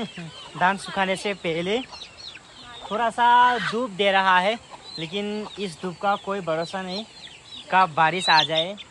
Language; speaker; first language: Hindi; non-native, local second language; Garo